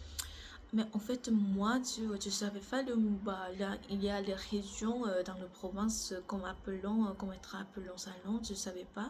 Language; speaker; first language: French; non-native, learner; Korean